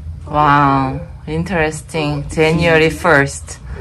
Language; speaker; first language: English; non-native, learner; Korean